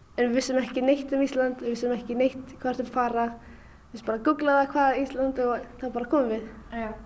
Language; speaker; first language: Icelandic; non-native, fluent; Arabic